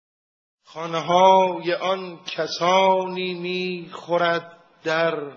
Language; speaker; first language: Persian; native; Persian